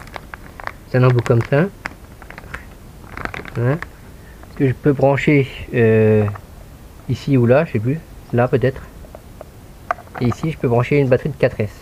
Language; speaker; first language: French; native; French